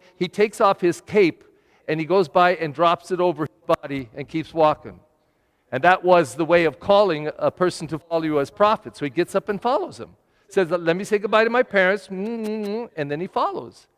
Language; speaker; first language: English; native; English